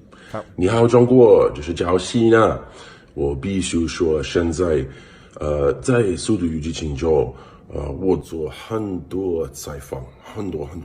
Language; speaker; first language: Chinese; non-native, learner; English